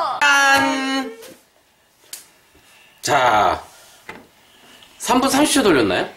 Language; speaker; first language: Korean; native; Korean